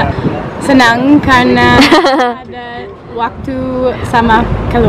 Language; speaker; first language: Indonesian; non-native, learner; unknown